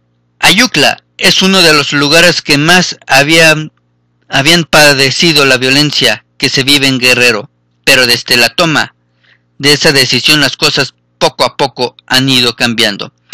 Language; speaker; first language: Spanish; native; Spanish